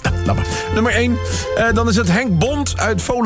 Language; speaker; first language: Dutch; native; Dutch